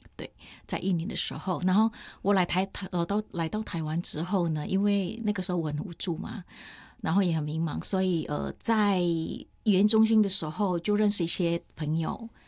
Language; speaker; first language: Chinese; non-native, fluent; Indonesian